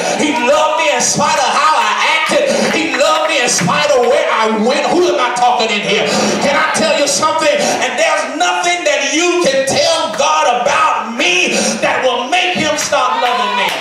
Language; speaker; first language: English; native; English